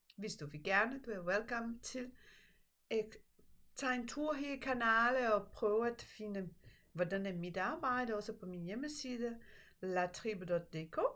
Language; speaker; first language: Danish; non-native, fluent; Portuguese